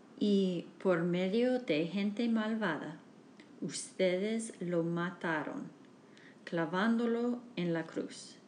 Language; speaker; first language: Spanish; non-native, learner; English